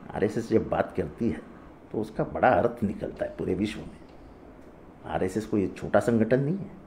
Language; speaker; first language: Hindi; non-native, local second language; Marathi